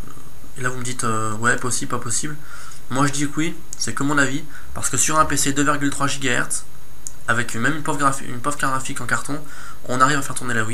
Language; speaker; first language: French; native; French